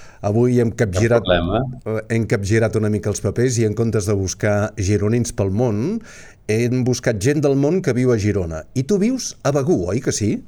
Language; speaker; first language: Catalan; native; Catalan